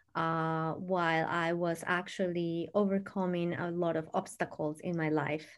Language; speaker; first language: English; non-native, fluent; Spanish